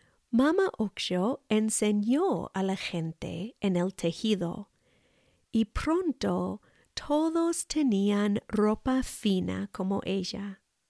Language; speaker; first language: Spanish; non-native, fluent; English